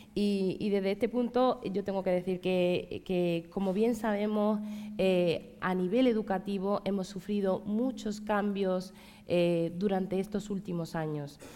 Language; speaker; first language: Spanish; native; Spanish